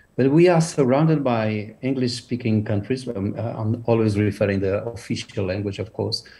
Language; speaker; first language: English; non-native, fluent; Portuguese